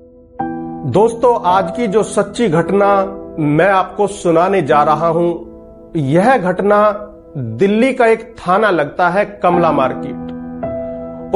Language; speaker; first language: Hindi; native; Hindi